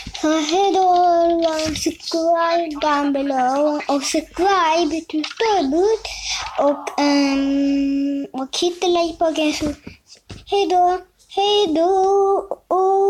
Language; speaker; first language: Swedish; early bilingual, other home language; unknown